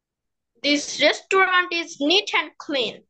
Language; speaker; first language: English; non-native, learner; Bangla